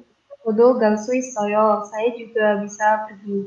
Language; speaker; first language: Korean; non-native, learner; Indonesian